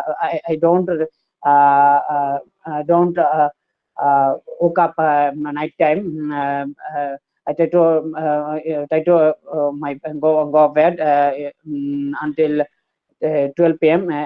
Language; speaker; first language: English; non-native, learner; Bangla